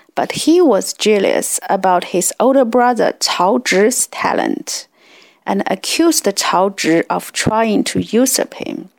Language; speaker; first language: English; non-native, fluent; Chinese